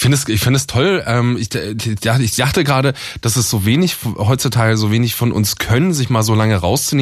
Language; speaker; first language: German; native; German